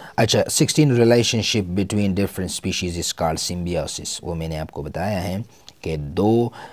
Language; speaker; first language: Urdu; non-native, local second language; Pashto